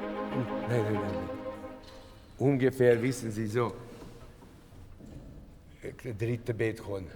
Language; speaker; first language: German; non-native, fluent; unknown